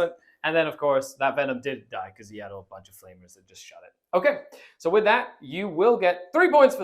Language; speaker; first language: English; native; English